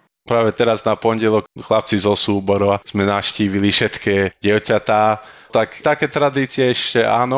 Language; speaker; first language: Slovak; early bilingual, heritage; Slovak